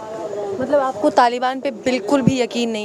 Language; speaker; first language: Hindi; native; Hindi